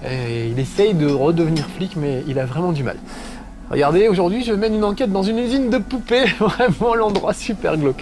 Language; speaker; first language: French; native; French